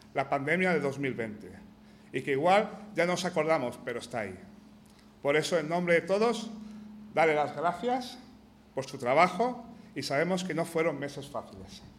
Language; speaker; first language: Spanish; non-native, local second language; Catalan